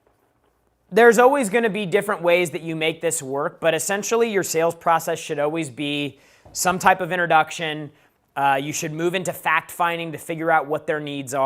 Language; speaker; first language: English; native; English